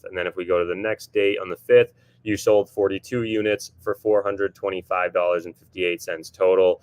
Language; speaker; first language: English; native; English